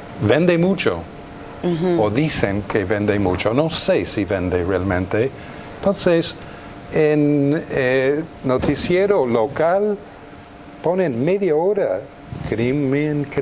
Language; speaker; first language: Spanish; non-native, fluent; English